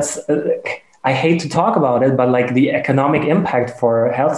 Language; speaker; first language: English; non-native, fluent; German